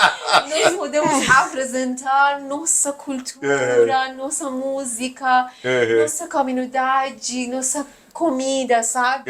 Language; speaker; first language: Portuguese; non-native, learner; Persian